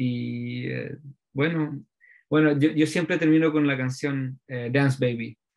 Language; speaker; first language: Spanish; early bilingual, heritage; Norwegian